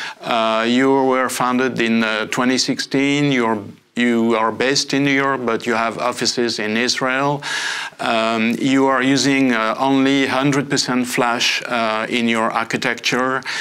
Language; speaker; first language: English; non-native, fluent; French